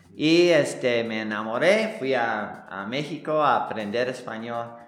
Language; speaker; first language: Spanish; non-native, fluent; English